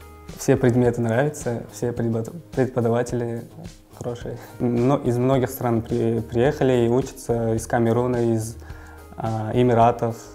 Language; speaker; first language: Russian; non-native, fluent; Uzbek